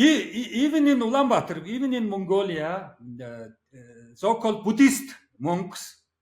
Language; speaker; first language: English; non-native, learner; Mongolian